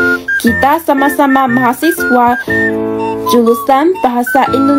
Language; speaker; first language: Indonesian; non-native, learner; Chinese